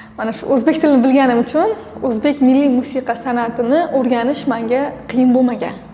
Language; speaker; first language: Uzbek; non-native, local second language; Russian